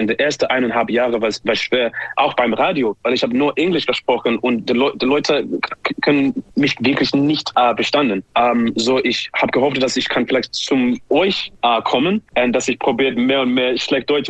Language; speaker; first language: German; non-native, learner; English